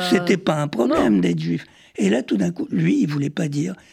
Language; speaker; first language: French; early bilingual, other home language; Arabic